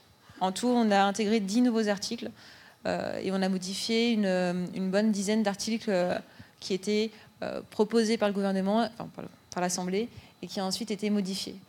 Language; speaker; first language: French; native; French